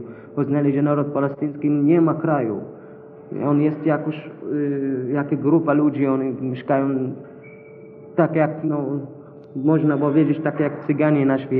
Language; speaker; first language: Polish; non-native, learner; Arabic